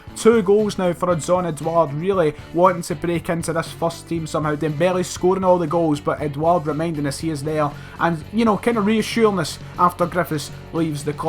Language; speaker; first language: English; native; English